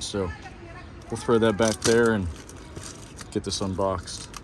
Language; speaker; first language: English; native; English